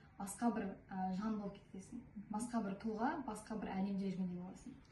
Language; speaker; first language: Kazakh; native; Kazakh